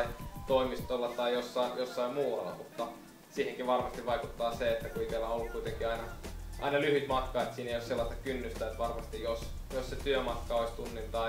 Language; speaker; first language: Finnish; native; Finnish